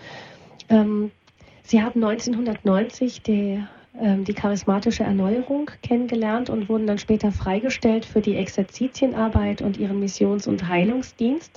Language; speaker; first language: German; native; German